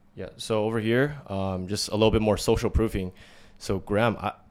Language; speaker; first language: English; native; English